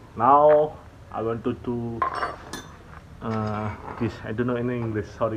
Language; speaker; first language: English; non-native, learner; Indonesian